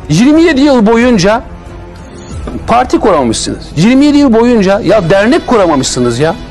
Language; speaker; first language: Turkish; native; Turkish